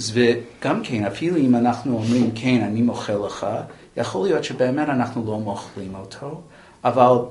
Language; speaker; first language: Hebrew; non-native, fluent; English